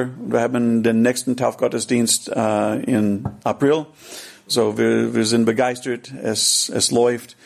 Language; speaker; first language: German; non-native, fluent; English